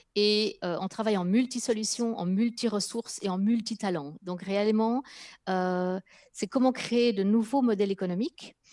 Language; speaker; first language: French; early bilingual, other home language; Dutch